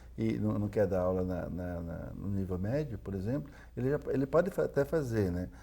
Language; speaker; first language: Portuguese; native; Portuguese